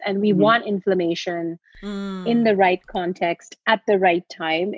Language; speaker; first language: English; non-native, local second language; Hindi